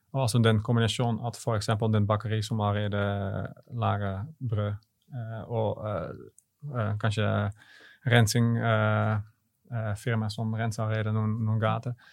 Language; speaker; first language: Swedish; non-native, learner; Dutch